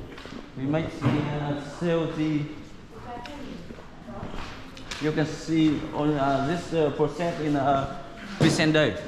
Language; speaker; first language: English; non-native, learner; Vietnamese